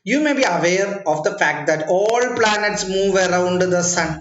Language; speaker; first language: English; non-native, local second language; Malayalam